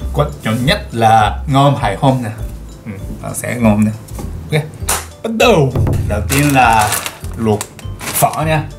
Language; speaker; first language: Vietnamese; non-native, learner; Japanese